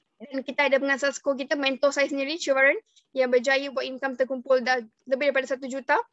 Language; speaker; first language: Malay; native; Malay